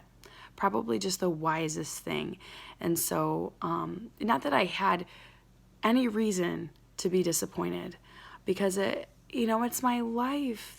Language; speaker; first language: English; native; English